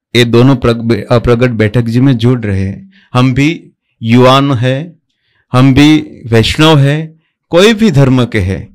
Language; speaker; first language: Hindi; non-native, local second language; Gujarati